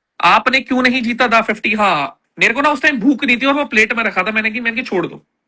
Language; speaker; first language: Hindi; native; Hindi